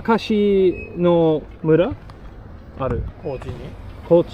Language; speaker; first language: Japanese; non-native, learner; English